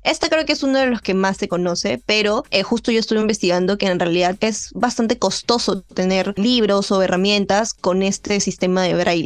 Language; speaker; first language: Spanish; native; Spanish